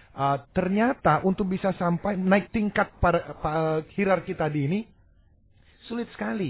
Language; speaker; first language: Indonesian; native; Indonesian